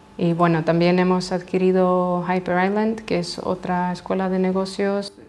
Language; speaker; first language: Spanish; non-native, fluent; Russian